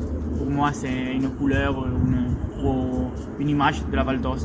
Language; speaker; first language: French; non-native, local second language; Italian